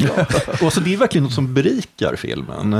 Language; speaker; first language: Swedish; native; Swedish